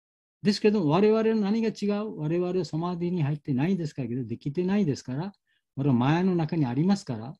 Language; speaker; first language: Japanese; non-native, learner; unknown